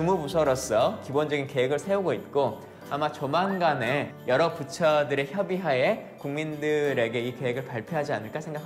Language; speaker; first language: Korean; native; Korean